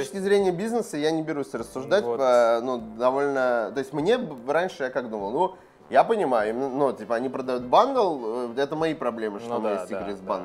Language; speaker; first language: Russian; native; Russian